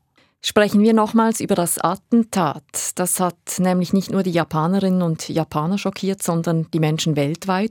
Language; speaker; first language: German; native; German